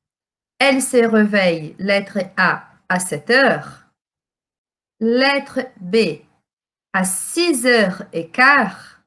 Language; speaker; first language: French; non-native, fluent; Portuguese